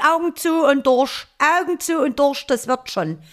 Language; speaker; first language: German; native; German